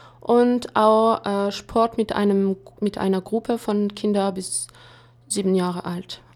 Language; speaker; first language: German; non-native, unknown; French